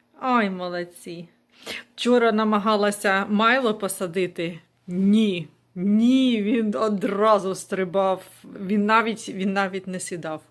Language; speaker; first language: Ukrainian; non-native, local second language; Russian